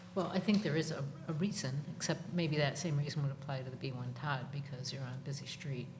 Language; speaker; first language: English; native; English